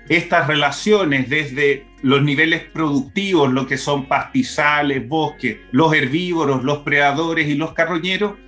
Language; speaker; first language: Spanish; early bilingual, other home language; Portuguese